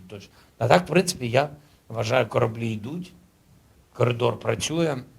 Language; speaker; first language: Ukrainian; native; Ukrainian